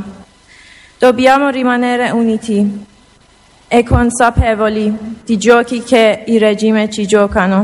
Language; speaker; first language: Italian; non-native, learner; Persian